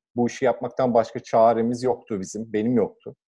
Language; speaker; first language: Turkish; native; Turkish